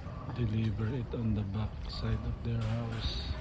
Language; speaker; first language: English; non-native, local second language; Filipino